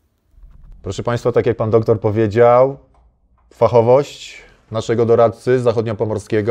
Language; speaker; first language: Polish; native; Polish